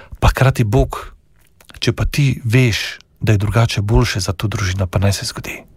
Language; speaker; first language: Slovenian; native; Slovenian